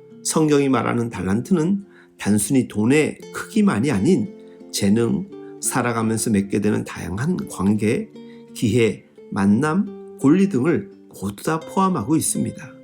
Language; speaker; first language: Korean; native; Korean